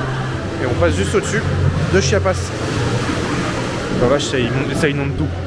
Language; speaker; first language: French; native; French